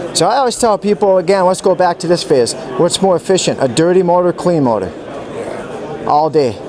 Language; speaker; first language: English; native; English